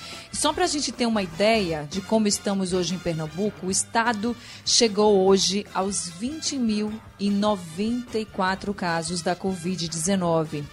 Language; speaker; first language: Portuguese; native; Portuguese